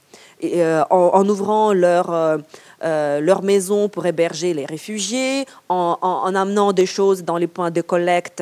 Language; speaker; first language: French; non-native, fluent; Ukrainian